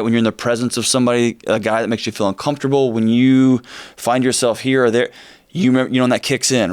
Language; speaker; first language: English; native; English